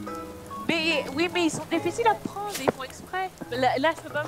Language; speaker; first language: French; non-native, fluent; English